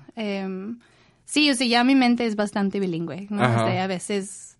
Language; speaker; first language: Spanish; non-native, fluent; English